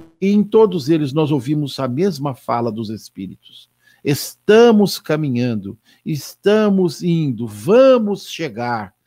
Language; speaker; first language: Portuguese; native; Portuguese